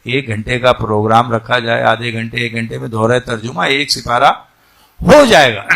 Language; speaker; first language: Urdu; non-native, local second language; Sindhi